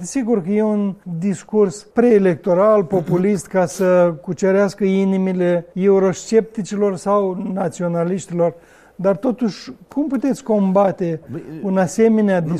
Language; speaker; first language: Romanian; native; Romanian